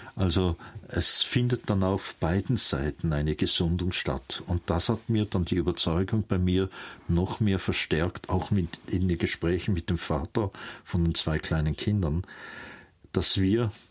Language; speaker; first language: German; native; German